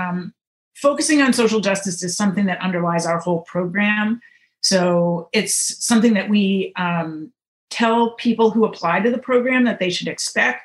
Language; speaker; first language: English; native; English